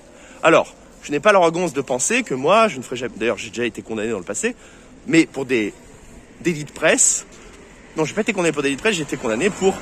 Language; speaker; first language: French; native; French